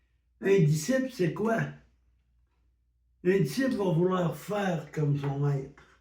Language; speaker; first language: French; native; French